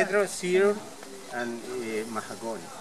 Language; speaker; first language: English; non-native, learner; Spanish